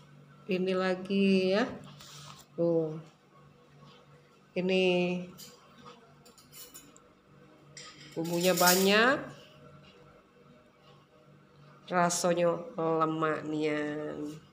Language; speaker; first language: Indonesian; non-native, local second language; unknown